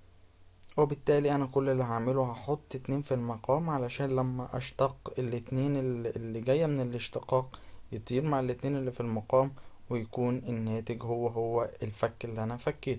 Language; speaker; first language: Arabic; native; Arabic